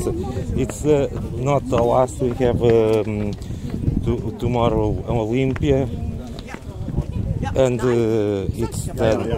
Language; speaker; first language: English; non-native, learner; Portuguese